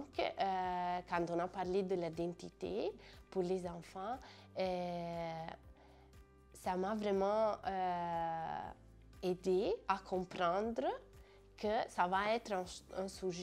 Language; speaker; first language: French; non-native, fluent; Italian